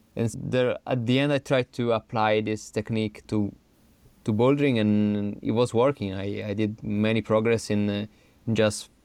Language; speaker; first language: English; non-native, fluent; Italian